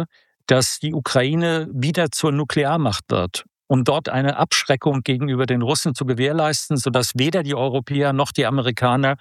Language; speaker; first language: German; native; German